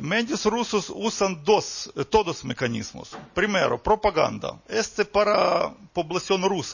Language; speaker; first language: Spanish; non-native, fluent; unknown